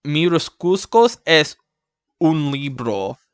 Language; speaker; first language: Spanish; non-native, learner; English